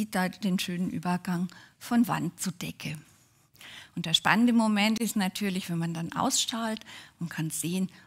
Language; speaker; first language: German; native; German